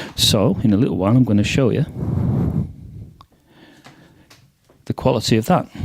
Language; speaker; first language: English; native; English